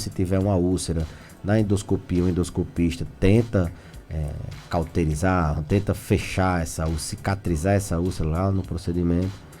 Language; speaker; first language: Portuguese; native; Portuguese